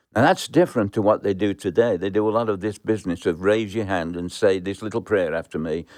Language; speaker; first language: English; native; English